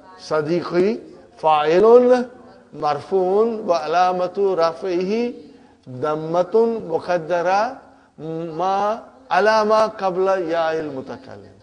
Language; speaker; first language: Arabic; non-native, fluent; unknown